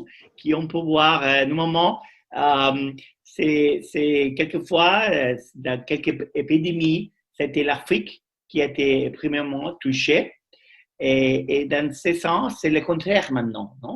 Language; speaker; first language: French; non-native, learner; Spanish